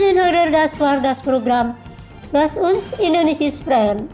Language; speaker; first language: German; non-native, fluent; Indonesian